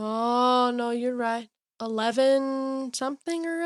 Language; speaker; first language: English; native; English